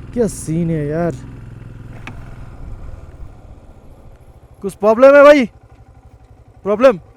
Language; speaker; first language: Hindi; non-native, local second language; Bangla